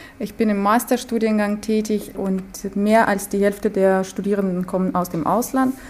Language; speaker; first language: German; native; German